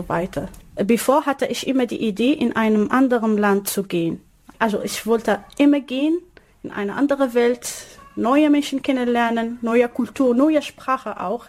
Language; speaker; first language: German; non-native, learner; Arabic